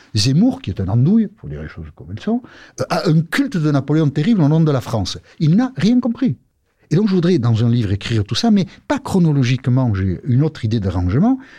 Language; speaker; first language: French; non-native, local second language; Basque